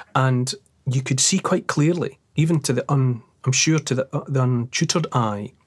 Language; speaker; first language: English; native; English